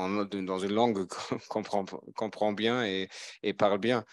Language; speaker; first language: French; non-native, fluent; German